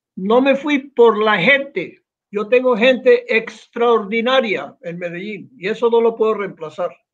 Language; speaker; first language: Spanish; native; Spanish